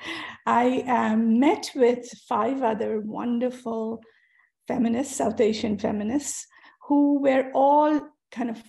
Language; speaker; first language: English; non-native, local second language; Bangla